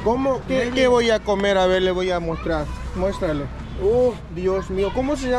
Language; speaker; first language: Spanish; non-native, fluent; Hindi